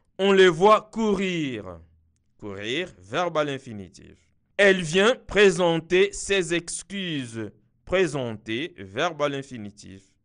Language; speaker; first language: French; non-native, local second language; Kinyarwanda